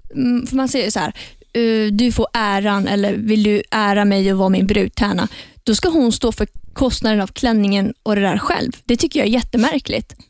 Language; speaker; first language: Swedish; non-native, fluent; Polish